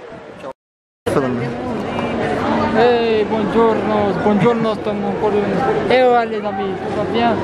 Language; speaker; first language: French; non-native, local second language; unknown